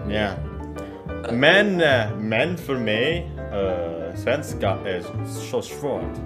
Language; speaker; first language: Swedish; non-native, learner; Indonesian